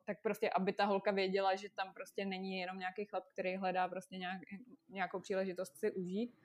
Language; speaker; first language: Czech; non-native, fluent; Russian